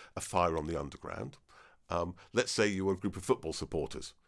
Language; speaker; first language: English; native; English